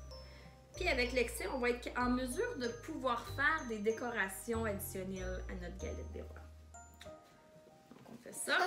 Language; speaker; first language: French; native; French